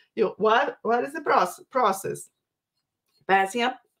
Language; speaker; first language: English; non-native, fluent; Portuguese